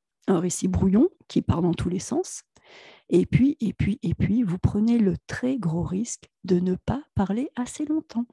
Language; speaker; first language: French; native; French